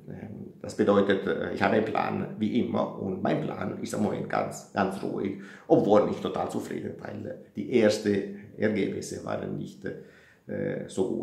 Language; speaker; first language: German; non-native, fluent; Italian